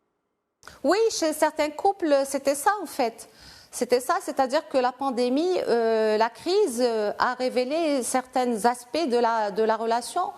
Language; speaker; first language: French; non-native, local second language; Arabic